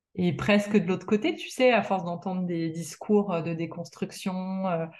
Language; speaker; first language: French; native; French